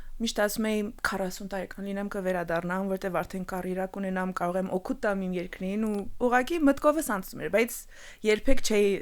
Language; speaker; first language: Armenian; early bilingual, heritage; Armenian